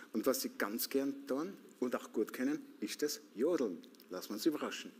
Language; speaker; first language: German; native; German